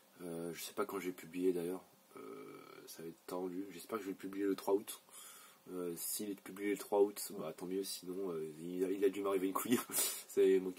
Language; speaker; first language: French; native; French